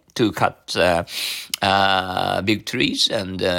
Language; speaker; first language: English; non-native, learner; Japanese